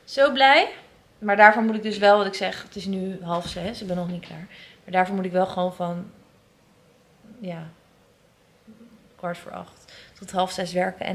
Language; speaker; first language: Dutch; native; Dutch